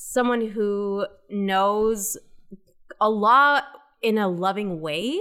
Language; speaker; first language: English; native; English